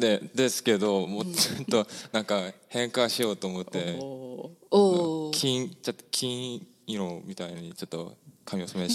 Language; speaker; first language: Japanese; non-native, fluent; Korean